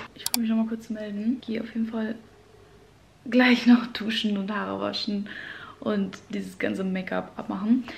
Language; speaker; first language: German; native; German